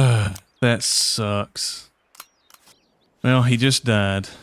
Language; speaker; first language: English; native; English